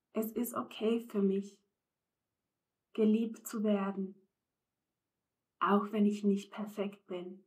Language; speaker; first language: German; non-native, fluent; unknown